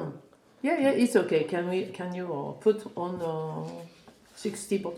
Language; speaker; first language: English; non-native, learner; Japanese